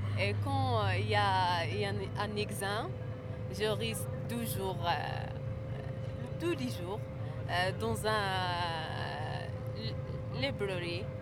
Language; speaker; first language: French; non-native, learner; Arabic